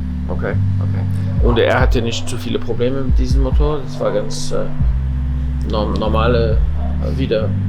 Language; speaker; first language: German; non-native, learner; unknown